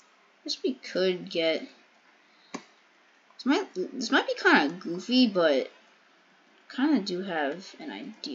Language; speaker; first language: English; native; English